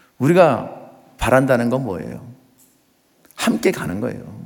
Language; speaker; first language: Korean; native; Korean